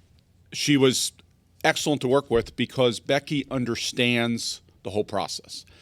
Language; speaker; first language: English; native; English